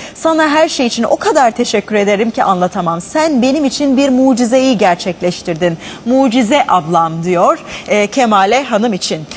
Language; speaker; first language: Turkish; native; Turkish